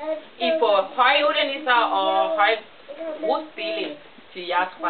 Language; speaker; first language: Danish; non-native, learner; Burmese